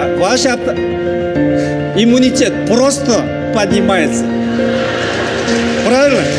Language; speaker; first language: Russian; non-native, learner; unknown